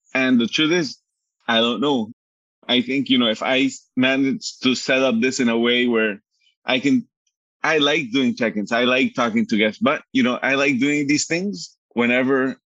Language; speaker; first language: English; early bilingual, other home language; Spanish